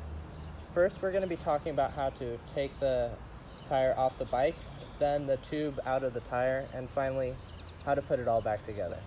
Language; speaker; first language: English; native; English